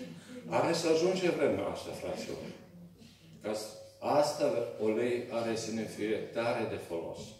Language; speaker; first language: Romanian; non-native, learner; Serbian